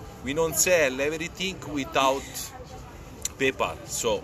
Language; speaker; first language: English; non-native, learner; Italian